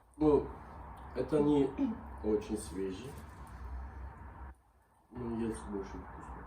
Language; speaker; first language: Russian; non-native, learner; Turkish